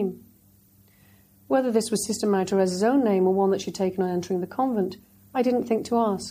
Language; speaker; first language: English; native; English